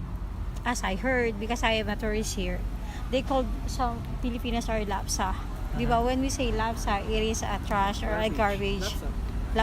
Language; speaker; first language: English; non-native, learner; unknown